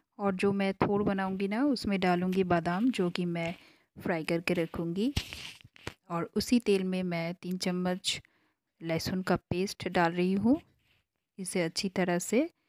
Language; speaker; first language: Hindi; non-native, local second language; Bangla